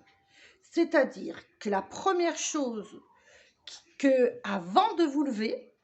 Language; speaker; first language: French; native; French